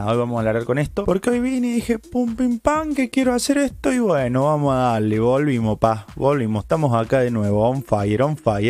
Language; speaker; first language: Spanish; native; Spanish